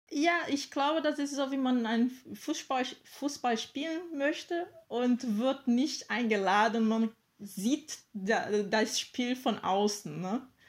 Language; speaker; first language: German; non-native, fluent; Portuguese